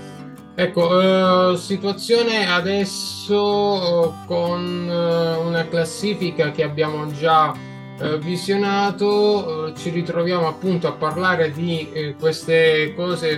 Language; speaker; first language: Italian; native; Italian